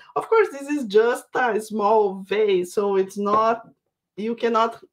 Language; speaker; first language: English; non-native, fluent; Portuguese